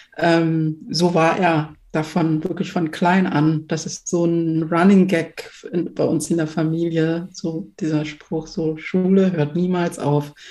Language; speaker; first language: German; early bilingual, other home language; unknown